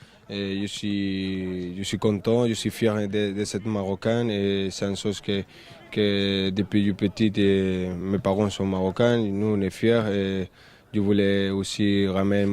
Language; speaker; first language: French; non-native, fluent; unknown